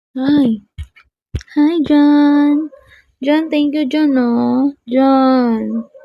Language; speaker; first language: Filipino; non-native, local second language; Hiligaynon